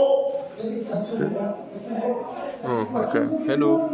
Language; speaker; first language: English; non-native, learner; French